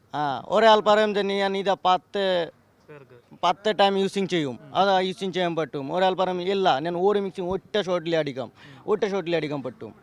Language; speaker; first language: Malayalam; non-native, local second language; Bangla